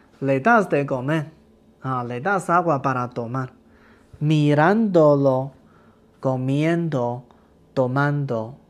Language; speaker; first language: Spanish; non-native, learner; Chinese